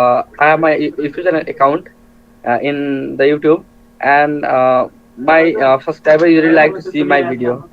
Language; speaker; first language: English; non-native, learner; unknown